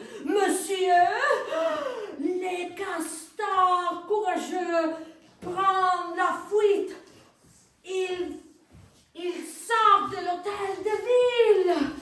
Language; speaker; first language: French; non-native, fluent; Italian